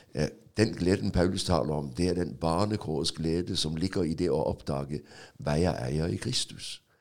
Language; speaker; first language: Norwegian; non-native, fluent; Danish